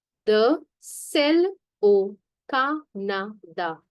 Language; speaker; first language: French; non-native, fluent; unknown